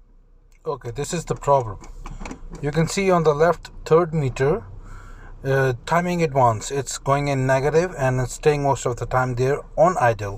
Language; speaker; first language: English; non-native, fluent; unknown